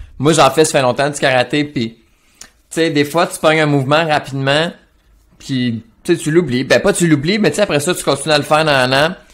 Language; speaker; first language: French; native; French